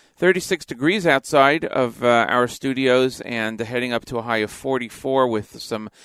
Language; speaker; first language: English; native; English